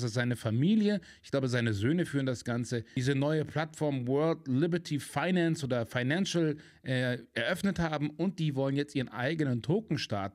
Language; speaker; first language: German; native; German